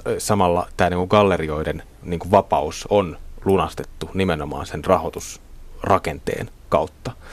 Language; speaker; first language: Finnish; native; Finnish